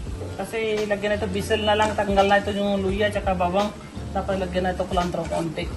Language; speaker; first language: Filipino; non-native, learner; Punjabi